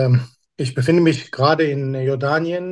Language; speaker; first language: German; non-native, fluent; Kurdish